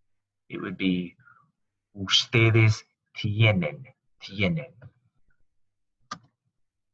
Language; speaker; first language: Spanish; non-native, fluent; English